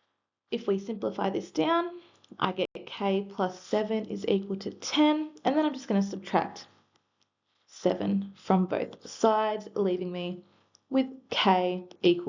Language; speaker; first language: English; native; English